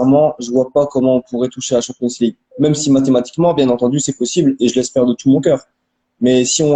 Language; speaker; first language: French; native; French